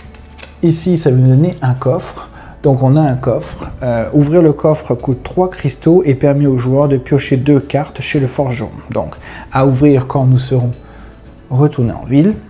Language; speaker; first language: French; native; French